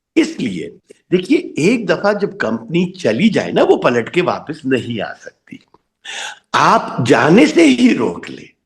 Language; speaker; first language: Urdu; native; Urdu